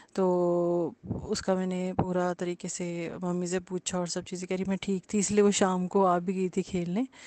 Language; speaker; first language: Hindi; native; Hindi